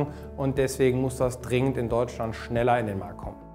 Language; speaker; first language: German; native; German